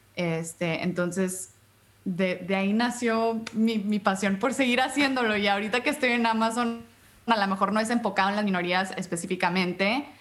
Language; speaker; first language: Spanish; native; Spanish